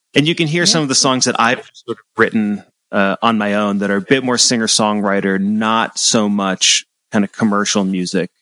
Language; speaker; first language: English; native; English